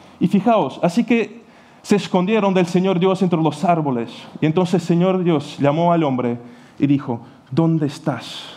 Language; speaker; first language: Spanish; non-native, fluent; Ukrainian